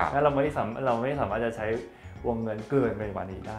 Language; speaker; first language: Thai; native; Thai